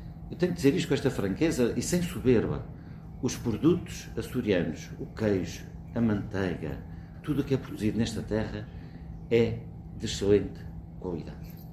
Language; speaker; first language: Portuguese; native; Portuguese